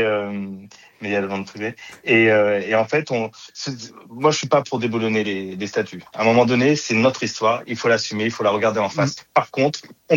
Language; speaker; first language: French; native; French